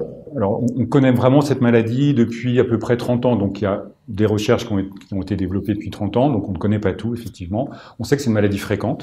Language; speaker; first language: French; native; French